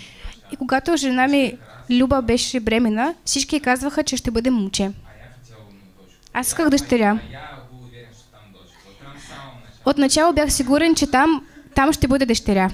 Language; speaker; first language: Bulgarian; non-native, fluent; Russian